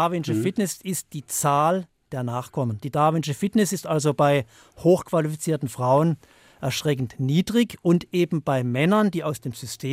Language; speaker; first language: German; native; German